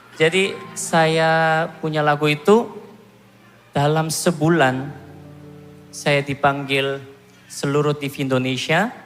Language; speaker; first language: Indonesian; non-native, fluent; Korean